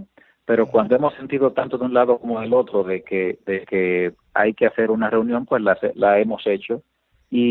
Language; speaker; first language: Spanish; native; Spanish